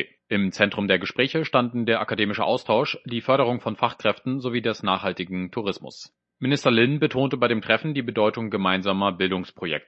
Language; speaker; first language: German; native; German